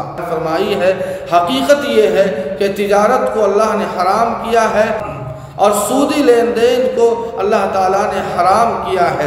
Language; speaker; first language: Urdu; native; Urdu